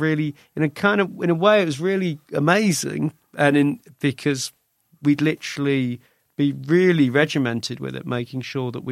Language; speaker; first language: English; native; English